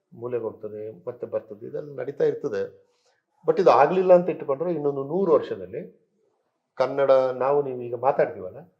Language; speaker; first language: Kannada; native; Kannada